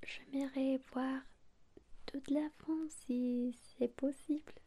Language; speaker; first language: French; non-native, learner; Spanish